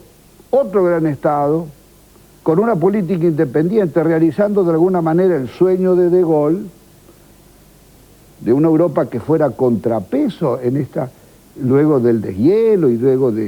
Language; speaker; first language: Spanish; native; Spanish